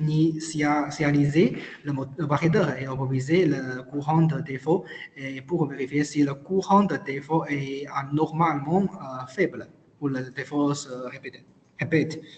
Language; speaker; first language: French; non-native, learner; Chinese